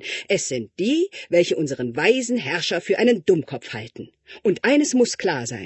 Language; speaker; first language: German; native; German